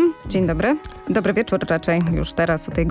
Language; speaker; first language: Polish; native; Polish